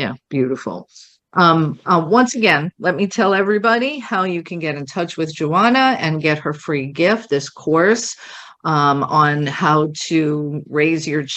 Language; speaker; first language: English; native; English